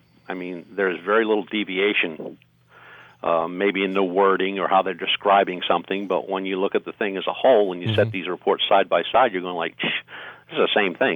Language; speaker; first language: English; native; English